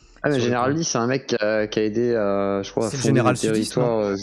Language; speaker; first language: French; native; French